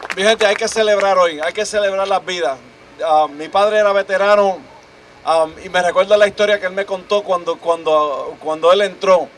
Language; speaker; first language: Spanish; early bilingual, heritage; Spanish